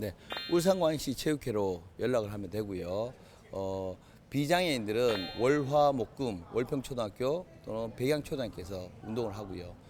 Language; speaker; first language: Korean; native; Korean